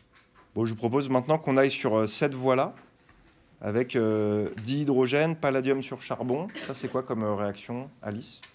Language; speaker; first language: French; native; French